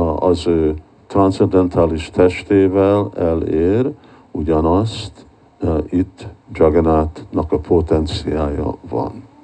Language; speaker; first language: Hungarian; early bilingual, heritage; Hungarian